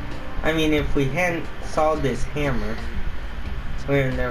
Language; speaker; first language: English; native; English